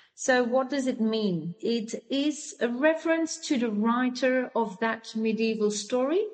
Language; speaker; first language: English; non-native, fluent; Dutch